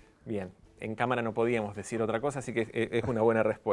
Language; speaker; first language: Spanish; native; Spanish